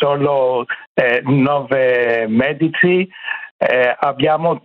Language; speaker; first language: Italian; non-native, fluent; Greek